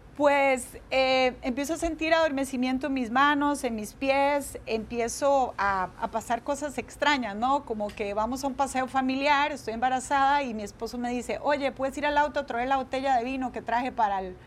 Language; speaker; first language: Spanish; native; Spanish